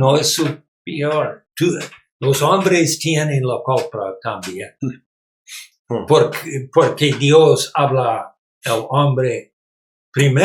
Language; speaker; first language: Spanish; non-native, learner; English